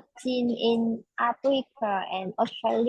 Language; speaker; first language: English; non-native, learner; Vietnamese